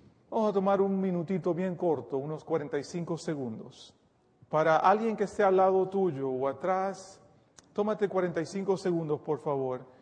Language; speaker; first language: Spanish; native; Spanish